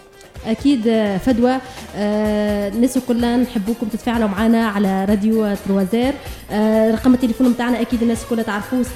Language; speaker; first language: Arabic; native; Arabic